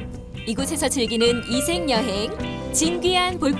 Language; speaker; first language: Korean; native; Korean